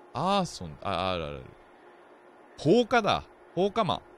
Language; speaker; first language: Japanese; native; Japanese